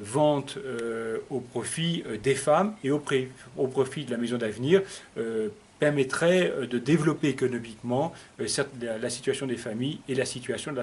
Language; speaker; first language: French; native; French